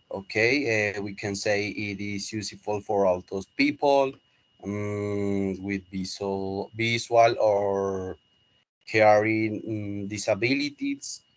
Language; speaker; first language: English; non-native, learner; Spanish